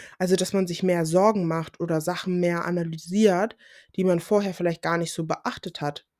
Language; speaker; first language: German; native; German